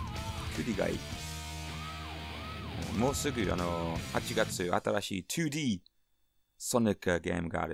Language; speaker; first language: Japanese; non-native, learner; English